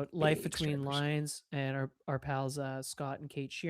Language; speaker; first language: English; native; English